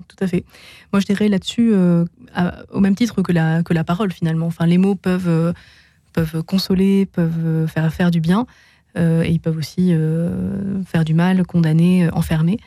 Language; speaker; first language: French; native; French